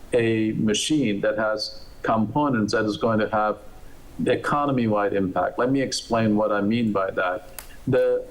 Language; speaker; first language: English; non-native, local second language; Malayalam